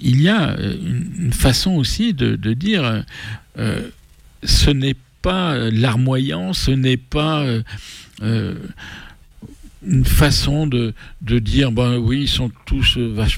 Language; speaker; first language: French; native; French